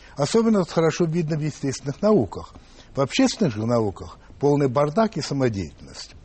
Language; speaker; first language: Russian; early bilingual, other home language; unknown